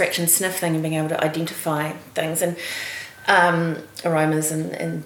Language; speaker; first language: English; native; English